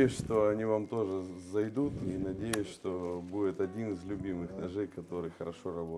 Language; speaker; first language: Russian; native; Russian